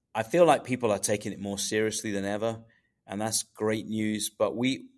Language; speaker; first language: English; native; English